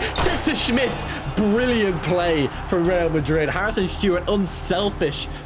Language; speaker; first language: English; native; English